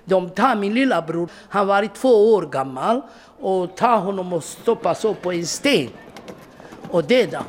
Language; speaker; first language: Swedish; non-native, learner; Romany